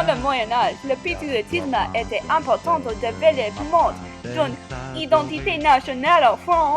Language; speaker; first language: French; non-native, learner; English